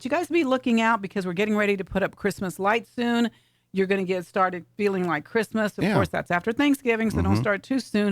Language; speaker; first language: English; native; English